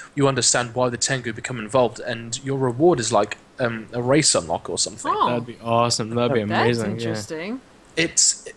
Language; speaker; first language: English; native; English